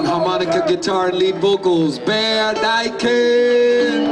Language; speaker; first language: English; native; English